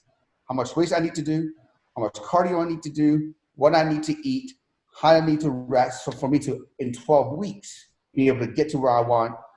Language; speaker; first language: English; non-native, fluent; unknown